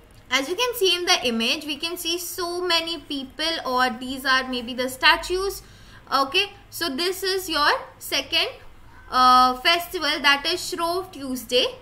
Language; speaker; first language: English; non-native, local second language; Hindi